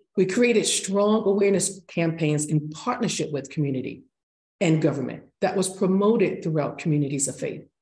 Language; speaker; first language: English; native; English